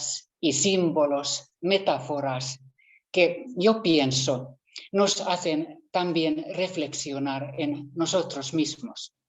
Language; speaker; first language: Spanish; non-native, fluent; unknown